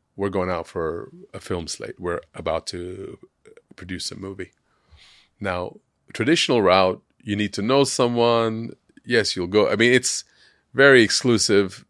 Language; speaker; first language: English; non-native, local second language; Sindhi